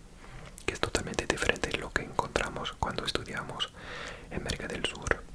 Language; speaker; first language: Spanish; non-native, fluent; English